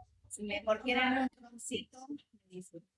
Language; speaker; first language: Spanish; native; Spanish